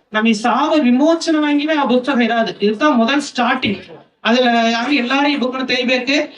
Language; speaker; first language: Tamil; non-native, local second language; Kannada